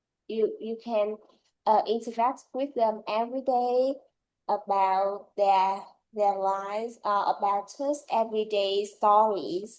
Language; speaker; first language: English; non-native, learner; Vietnamese